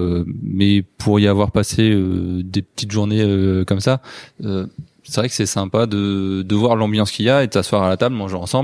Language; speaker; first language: French; native; French